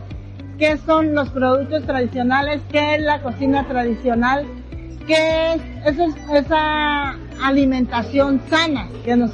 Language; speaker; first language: Spanish; native; Spanish